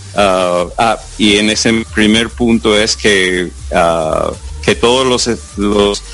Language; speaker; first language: Spanish; non-native, fluent; English